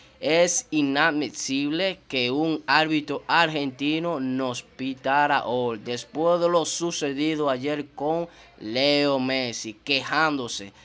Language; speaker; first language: Spanish; native; Spanish